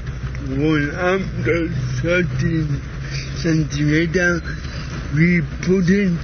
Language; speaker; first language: English; non-native, learner; German